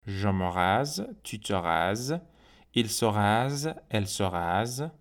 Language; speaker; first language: French; non-native, fluent; Persian